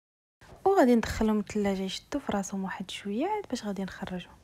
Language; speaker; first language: Arabic; native; Arabic